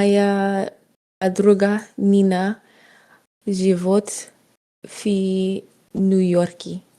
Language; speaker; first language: Russian; non-native, learner; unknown